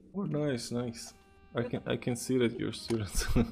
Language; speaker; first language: English; non-native, fluent; Russian